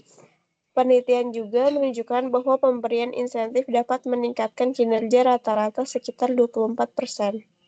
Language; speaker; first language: Indonesian; native; Indonesian